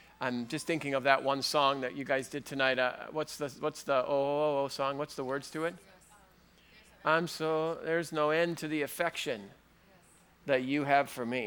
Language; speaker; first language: English; native; English